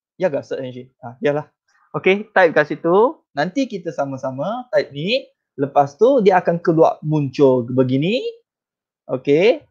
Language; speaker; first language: Malay; non-native, local second language; Chinese